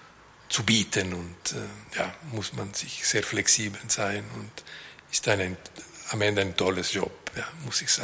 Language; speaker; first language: German; non-native, local second language; French